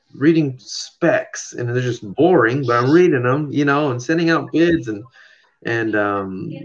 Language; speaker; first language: English; native; English